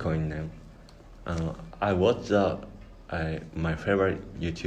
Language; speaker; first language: English; non-native, learner; Japanese